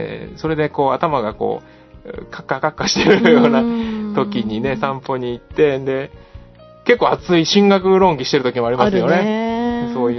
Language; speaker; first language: Japanese; native; Japanese